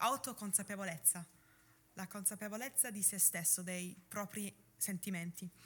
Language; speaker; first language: Italian; early bilingual, heritage; Italian